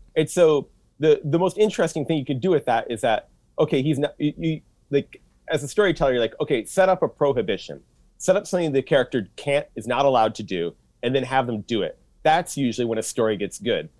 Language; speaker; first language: English; native; English